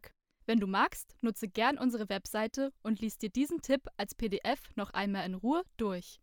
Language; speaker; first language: German; native; German